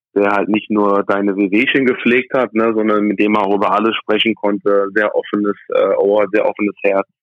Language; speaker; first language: German; early bilingual, other home language; English